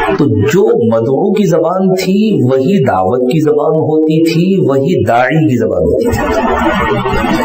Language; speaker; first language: Urdu; native; Urdu